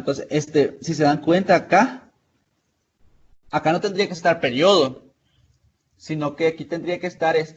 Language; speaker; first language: Spanish; native; Spanish